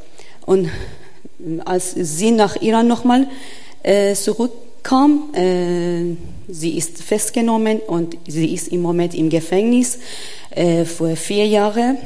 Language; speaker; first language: German; non-native, learner; Persian